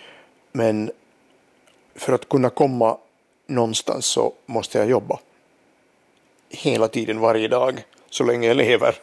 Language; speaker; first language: Swedish; non-native, local second language; Finnish